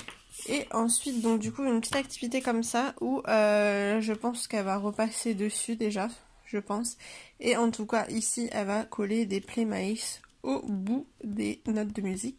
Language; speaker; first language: French; native; French